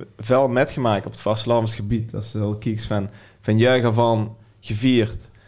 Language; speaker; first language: Dutch; native; Dutch